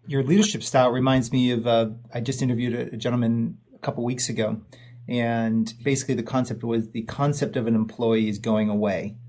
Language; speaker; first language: English; native; English